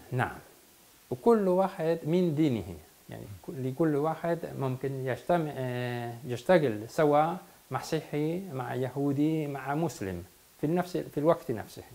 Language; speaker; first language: Arabic; non-native, fluent; Spanish